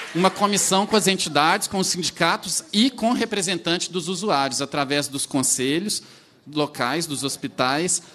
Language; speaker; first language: Portuguese; native; Portuguese